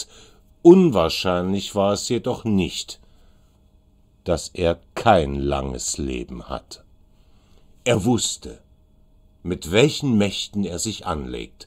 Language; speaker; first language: German; native; German